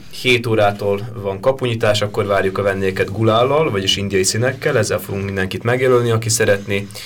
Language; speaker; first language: Hungarian; native; Hungarian